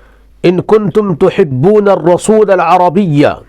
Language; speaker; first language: Arabic; non-native, fluent; Urdu